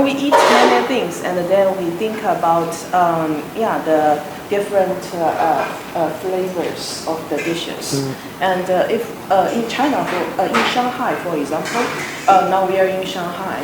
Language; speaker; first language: English; non-native, fluent; Chinese